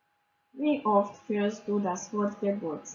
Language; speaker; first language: German; non-native, fluent; Croatian